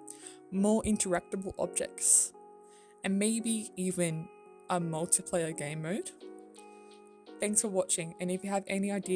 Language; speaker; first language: English; native; English